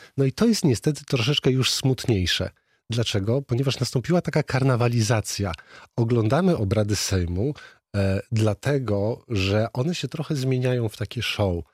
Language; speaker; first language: Polish; native; Polish